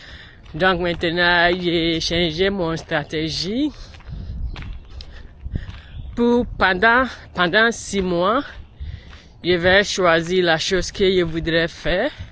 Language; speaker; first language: French; non-native, learner; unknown